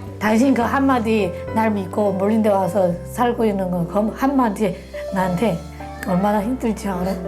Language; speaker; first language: Korean; non-native, learner; Chinese